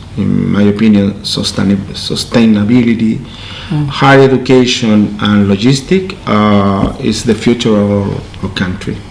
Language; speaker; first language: English; non-native, learner; Spanish